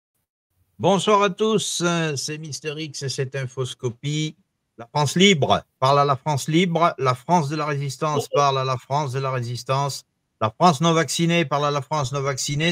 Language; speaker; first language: French; native; French